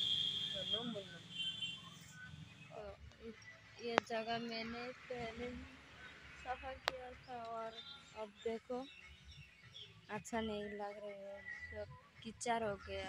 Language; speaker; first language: Hindi; non-native, local second language; Bangla